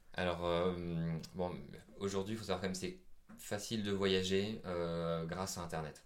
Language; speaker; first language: French; native; French